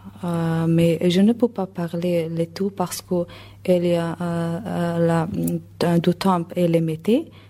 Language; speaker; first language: French; non-native, learner; Persian